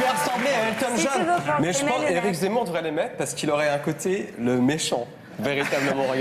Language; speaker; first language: French; native; French